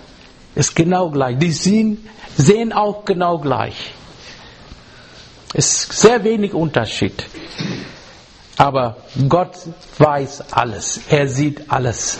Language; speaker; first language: German; non-native, learner; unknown